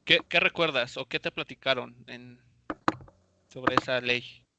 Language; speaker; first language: Spanish; native; Spanish